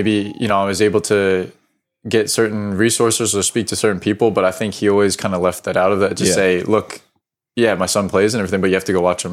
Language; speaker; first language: English; native; English